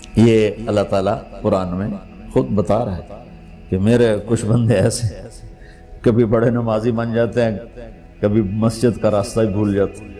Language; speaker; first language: Urdu; non-native, local second language; Punjabi